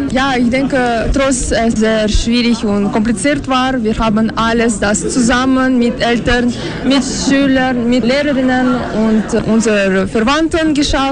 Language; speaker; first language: German; non-native, fluent; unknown